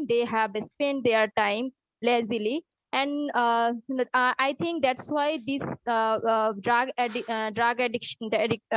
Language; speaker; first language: English; non-native, learner; Bangla